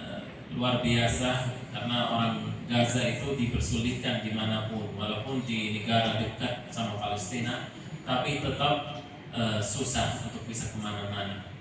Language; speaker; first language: Indonesian; non-native, fluent; Arabic